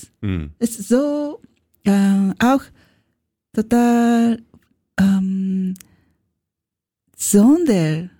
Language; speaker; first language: German; non-native, learner; Japanese